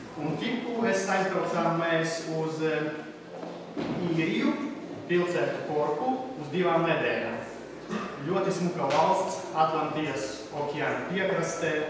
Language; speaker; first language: Latvian; non-native, local second language; Russian